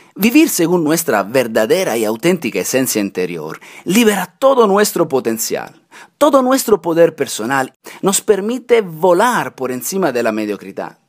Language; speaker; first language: Spanish; non-native, fluent; Italian